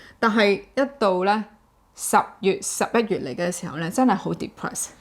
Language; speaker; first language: Cantonese; native; Cantonese